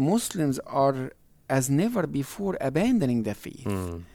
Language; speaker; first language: English; non-native, fluent; Arabic